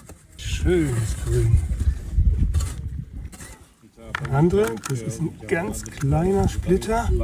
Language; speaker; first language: German; native; German